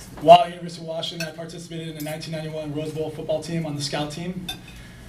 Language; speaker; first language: English; native; English